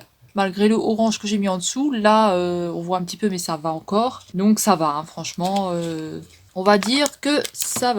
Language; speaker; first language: French; native; French